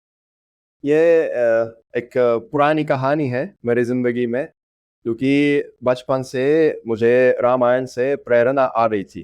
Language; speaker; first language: Hindi; non-native, fluent; Russian